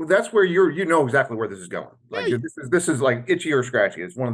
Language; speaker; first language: English; native; English